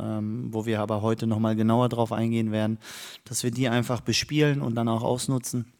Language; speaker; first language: German; native; German